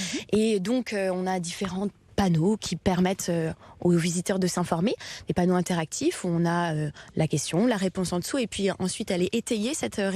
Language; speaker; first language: French; native; French